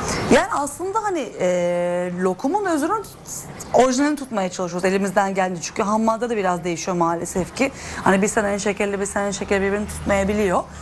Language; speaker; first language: Turkish; native; Turkish